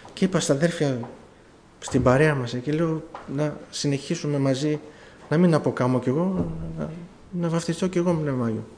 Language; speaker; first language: Greek; early bilingual, other home language; German